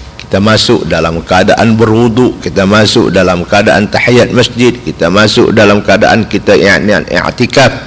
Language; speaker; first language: Malay; native; Malay